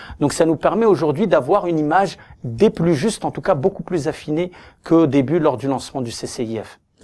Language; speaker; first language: French; native; French